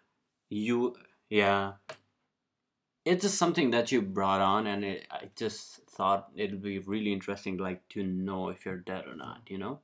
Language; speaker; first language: English; non-native, local second language; Nepali